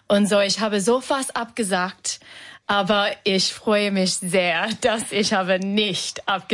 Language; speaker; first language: German; non-native, learner; English